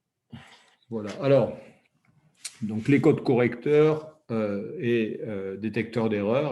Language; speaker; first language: French; native; French